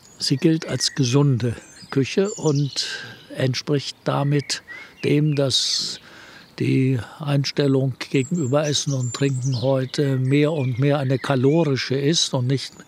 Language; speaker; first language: German; native; German